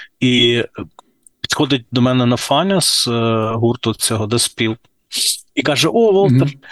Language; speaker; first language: Ukrainian; non-native, local second language; Russian